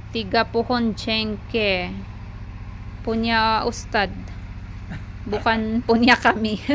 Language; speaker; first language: Indonesian; non-native, learner; Filipino